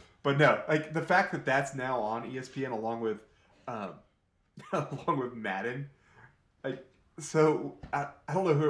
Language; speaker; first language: English; native; English